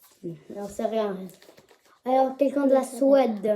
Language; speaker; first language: French; native; French